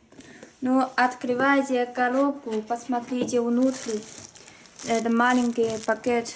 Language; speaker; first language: Russian; non-native, learner; Chinese